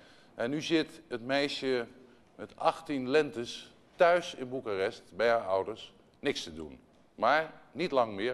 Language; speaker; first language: Dutch; native; Dutch